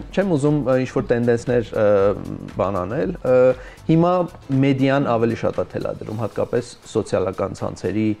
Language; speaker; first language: Armenian; early bilingual, heritage; Armenian